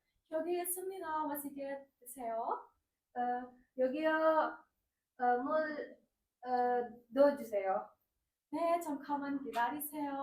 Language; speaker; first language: Korean; non-native, learner; Indonesian